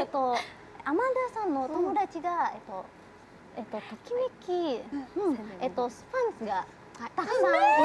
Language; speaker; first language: Japanese; non-native, learner; Indonesian